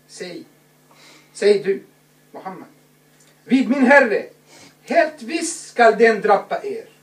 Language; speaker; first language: Swedish; non-native, fluent; Arabic